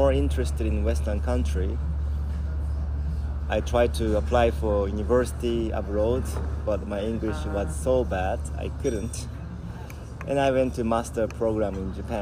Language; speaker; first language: English; non-native, learner; Japanese